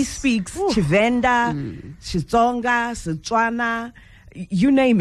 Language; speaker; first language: English; non-native, local second language; Zulu